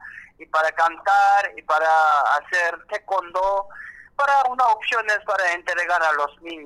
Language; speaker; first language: Spanish; non-native, learner; Korean